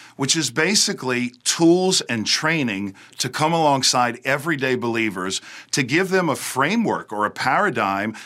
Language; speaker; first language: English; native; English